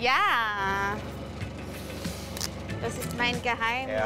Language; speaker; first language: German; non-native, learner; Dutch